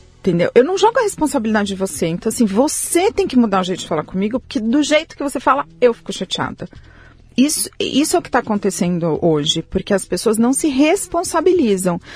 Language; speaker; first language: Portuguese; early bilingual, other home language; Spanish